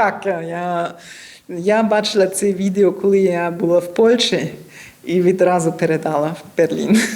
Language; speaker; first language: Ukrainian; non-native, learner; German